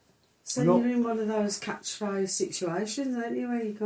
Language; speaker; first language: English; native; English